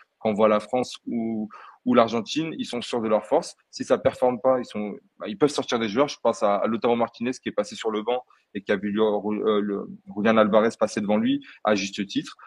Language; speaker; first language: French; early bilingual, other home language; Portuguese